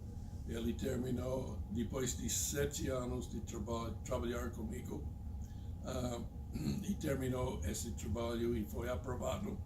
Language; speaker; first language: Portuguese; non-native, fluent; English